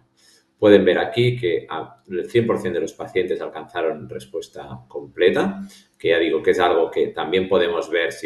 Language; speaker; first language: Spanish; native; Spanish